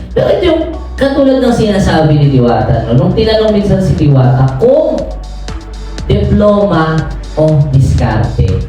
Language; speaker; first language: Filipino; native; Filipino